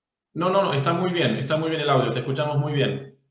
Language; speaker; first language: Spanish; native; Spanish